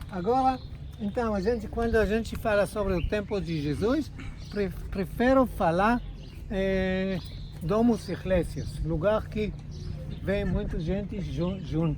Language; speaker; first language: Portuguese; non-native, fluent; Hebrew